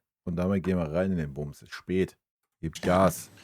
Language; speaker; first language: German; native; German